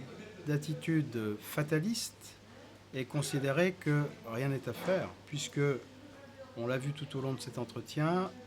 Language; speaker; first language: French; native; French